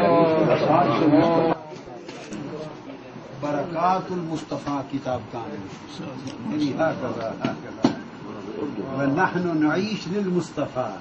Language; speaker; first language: Arabic; non-native, learner; Urdu